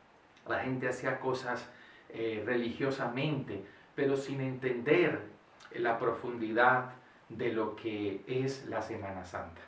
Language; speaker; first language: Spanish; native; Spanish